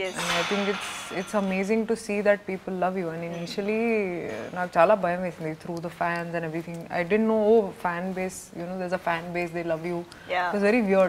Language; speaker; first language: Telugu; non-native, fluent; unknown